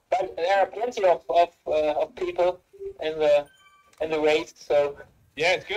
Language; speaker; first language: English; non-native, learner; German